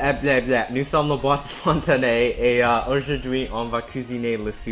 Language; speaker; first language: French; non-native, learner; English